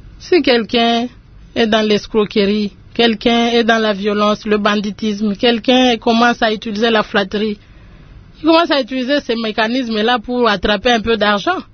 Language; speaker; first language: French; non-native, local second language; Lingala